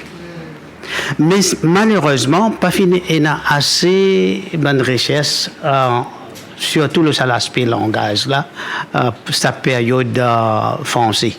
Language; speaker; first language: French; non-native, local second language; Morisyen